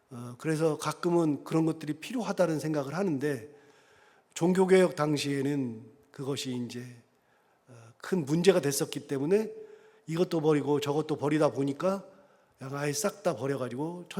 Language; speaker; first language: Korean; native; Korean